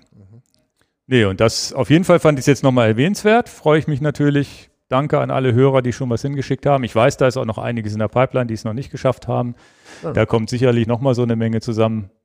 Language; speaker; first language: German; native; German